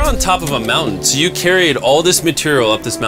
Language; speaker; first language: English; native; English